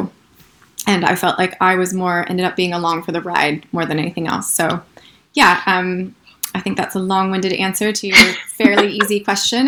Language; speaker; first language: English; native; English